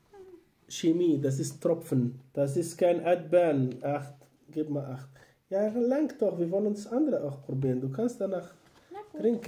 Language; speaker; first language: German; non-native, learner; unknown